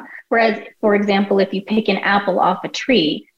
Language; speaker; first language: English; native; English